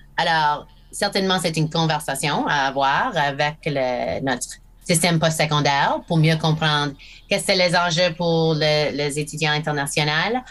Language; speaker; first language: French; non-native, local second language; English